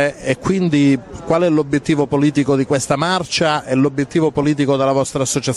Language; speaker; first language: Italian; native; Italian